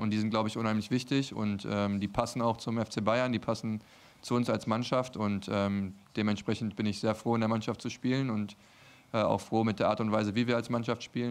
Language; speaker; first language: German; native; German